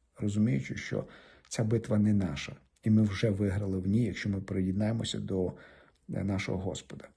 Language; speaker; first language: Ukrainian; native; Ukrainian